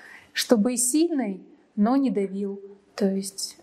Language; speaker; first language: Russian; native; Russian